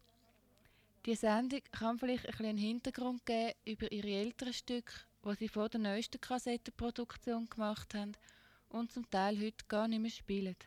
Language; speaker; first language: German; native; German